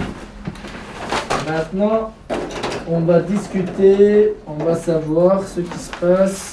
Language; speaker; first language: French; non-native, fluent; Kurdish